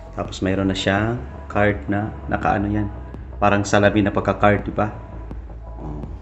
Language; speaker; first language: Filipino; non-native, local second language; Cebuano